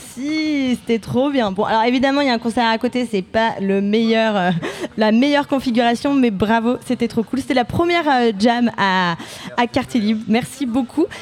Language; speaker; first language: French; native; French